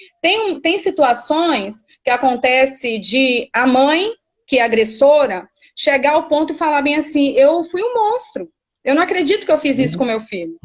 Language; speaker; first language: Portuguese; native; Portuguese